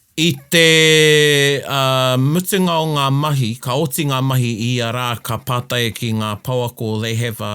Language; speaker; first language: Māori; non-native, local second language; English